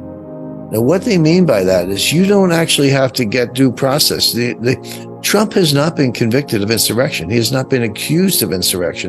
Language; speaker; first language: English; native; English